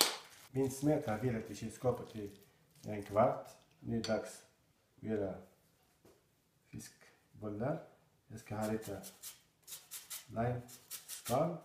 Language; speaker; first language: Swedish; non-native, learner; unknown